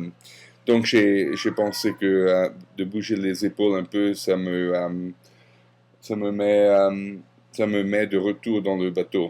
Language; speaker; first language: French; non-native, fluent; German